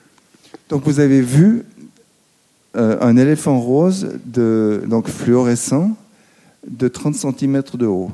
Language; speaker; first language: French; native; French